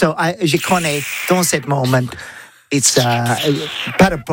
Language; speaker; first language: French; non-native, learner; English